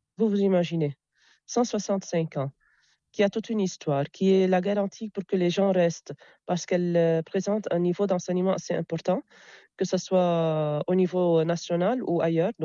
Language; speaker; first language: French; non-native, local second language; Arabic